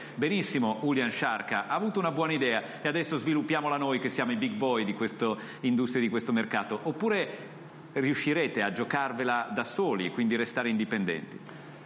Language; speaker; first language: Italian; native; Italian